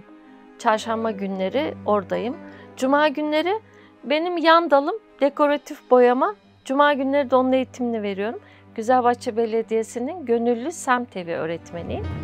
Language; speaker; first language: Turkish; native; Turkish